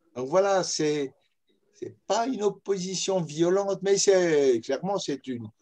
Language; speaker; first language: French; native; French